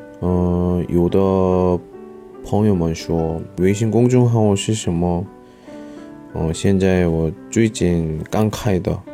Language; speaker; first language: Chinese; non-native, learner; Korean